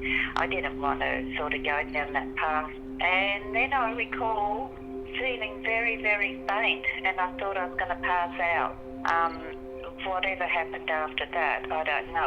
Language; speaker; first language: English; native; English